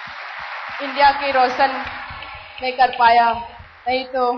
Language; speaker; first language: Hindi; non-native, local second language; Manipuri